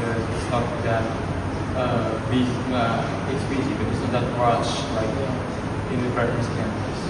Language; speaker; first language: English; non-native, learner; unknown